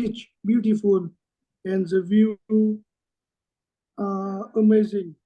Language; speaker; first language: English; non-native, learner; Vietnamese